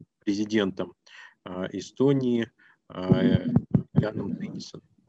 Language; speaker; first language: Russian; native; Russian